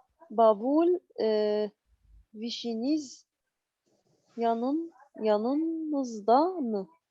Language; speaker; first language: Turkish; non-native, learner; Arabic